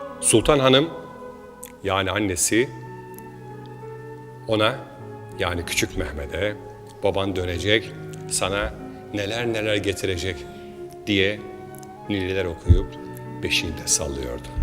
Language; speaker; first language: Turkish; native; Turkish